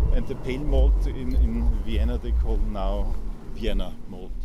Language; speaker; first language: English; non-native, fluent; German